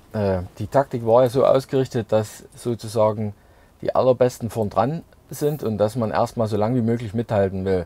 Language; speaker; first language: German; native; German